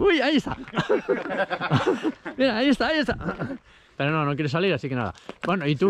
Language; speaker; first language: Spanish; native; Spanish